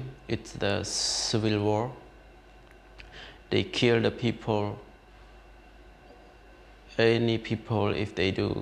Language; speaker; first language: English; non-native, learner; Khmer